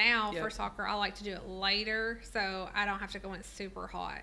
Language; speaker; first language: English; native; English